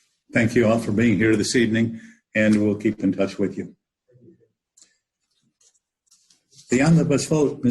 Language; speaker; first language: English; native; English